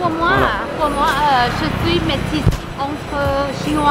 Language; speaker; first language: French; non-native, learner; Thai